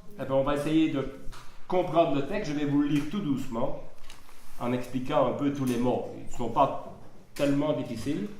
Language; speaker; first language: French; non-native, local second language; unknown